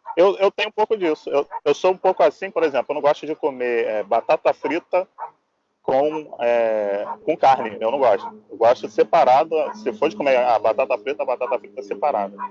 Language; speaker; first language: Portuguese; native; Portuguese